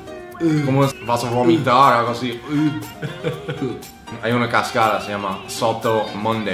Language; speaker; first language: Spanish; non-native, fluent; English